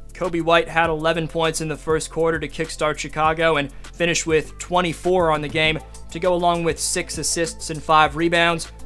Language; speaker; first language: English; native; English